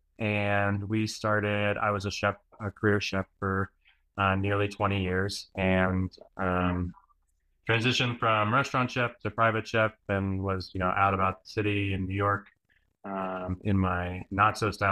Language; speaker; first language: English; native; English